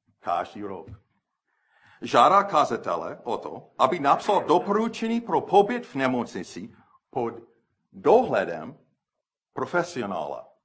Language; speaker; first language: Czech; non-native, fluent; English